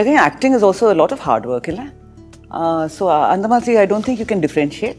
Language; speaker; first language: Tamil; early bilingual, heritage; Tamil